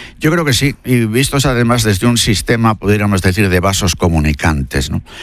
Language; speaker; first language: Spanish; native; Spanish